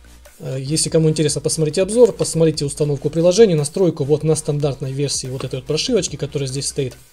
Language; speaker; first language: Russian; native; Russian